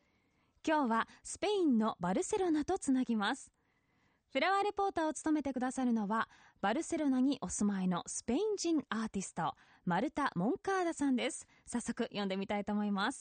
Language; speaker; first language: Japanese; native; Japanese